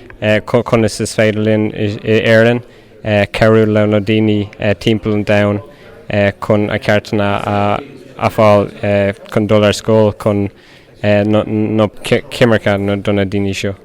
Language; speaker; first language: Irish; non-native, local second language; English